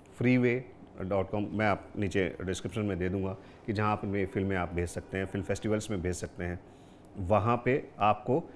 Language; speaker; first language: Hindi; native; Hindi